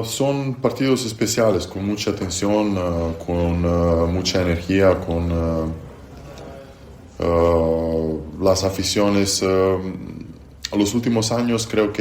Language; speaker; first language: Spanish; non-native, fluent; Serbian